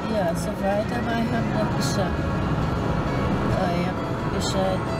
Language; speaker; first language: German; non-native, learner; Portuguese